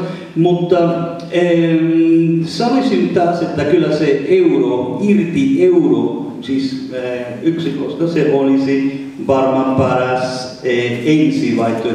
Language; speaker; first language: Finnish; non-native, fluent; Spanish